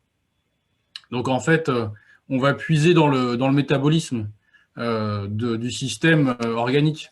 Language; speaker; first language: French; native; French